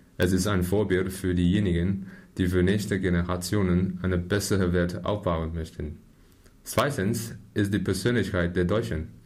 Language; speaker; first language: German; non-native, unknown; Cantonese